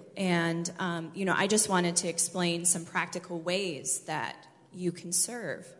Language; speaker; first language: English; native; English